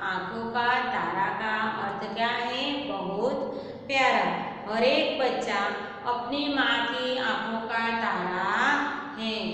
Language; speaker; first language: Hindi; non-native, local second language; Gujarati